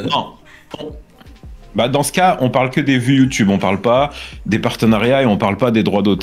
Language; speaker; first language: French; native; French